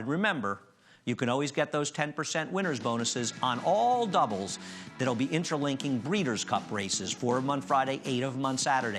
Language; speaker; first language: English; native; English